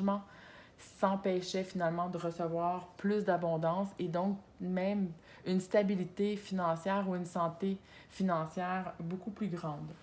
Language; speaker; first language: French; native; French